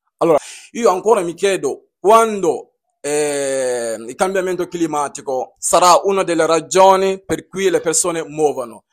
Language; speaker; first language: Italian; non-native, fluent; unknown